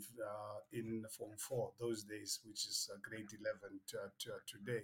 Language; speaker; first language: English; non-native, local second language; Northern Sotho